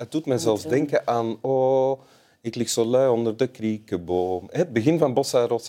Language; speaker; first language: Dutch; native; Dutch